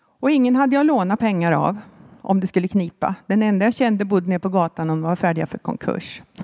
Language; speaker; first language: Swedish; native; Swedish